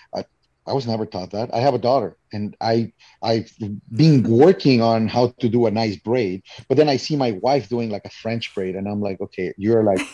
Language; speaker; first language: English; non-native, fluent; Spanish